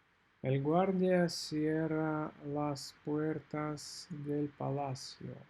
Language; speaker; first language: Spanish; non-native, learner; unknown